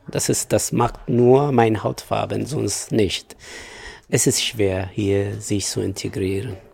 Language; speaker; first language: German; non-native, fluent; Amharic